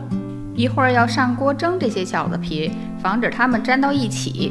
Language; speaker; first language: Chinese; native; Chinese